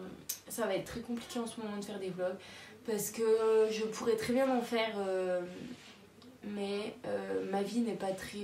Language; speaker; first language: French; native; French